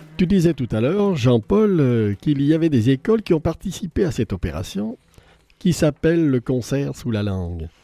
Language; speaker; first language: French; native; French